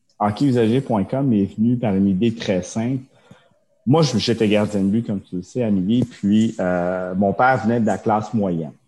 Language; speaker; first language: French; early bilingual, other home language; Japanese